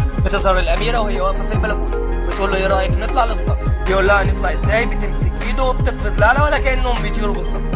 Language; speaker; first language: Arabic; native; Arabic